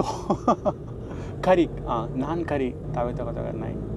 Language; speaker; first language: Japanese; non-native, learner; Hindi